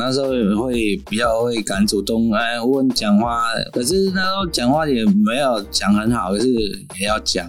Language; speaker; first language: Chinese; non-native, fluent; Vietnamese